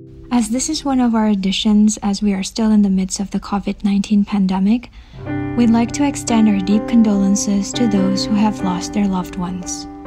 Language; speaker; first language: English; non-native, fluent; Indonesian